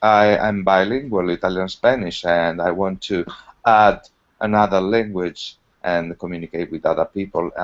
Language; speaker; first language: English; non-native, learner; Italian